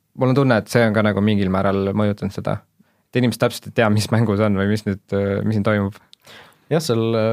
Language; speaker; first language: Estonian; native; Estonian